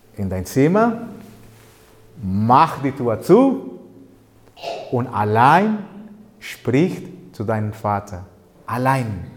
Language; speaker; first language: German; non-native, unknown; Spanish